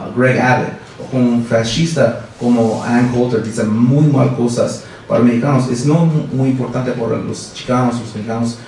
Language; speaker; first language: Spanish; non-native, learner; English